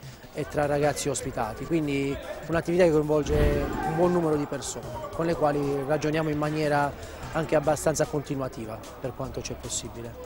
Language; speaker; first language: Italian; native; Italian